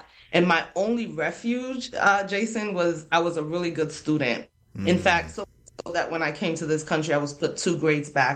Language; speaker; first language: English; non-native, local second language; Krio